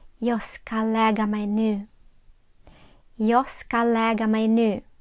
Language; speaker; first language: Swedish; non-native, fluent; Ukrainian